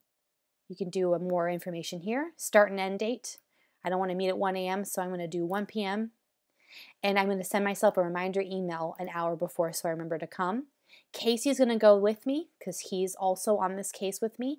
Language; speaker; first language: English; native; English